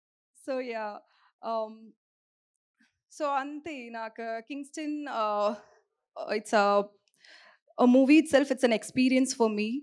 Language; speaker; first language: Telugu; non-native, learner; Tamil